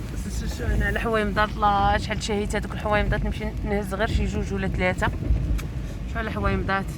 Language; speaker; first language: Arabic; native; Arabic